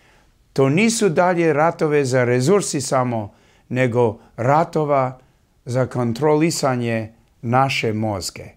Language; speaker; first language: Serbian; early bilingual, heritage; English